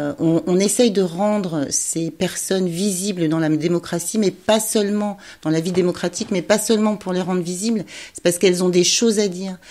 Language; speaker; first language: French; native; French